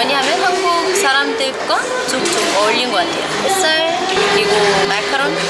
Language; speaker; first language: Korean; non-native, local second language; Arabic